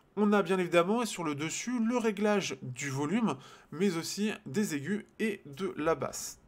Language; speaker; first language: French; native; French